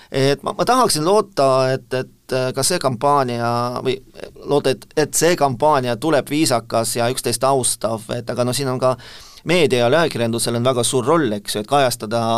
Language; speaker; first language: Estonian; non-native, local second language; Russian